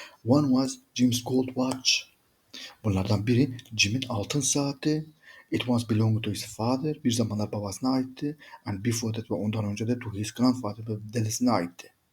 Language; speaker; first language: English; non-native, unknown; Turkish